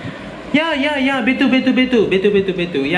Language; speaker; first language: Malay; non-native, learner; Japanese